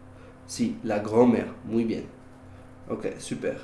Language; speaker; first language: Spanish; non-native, learner; French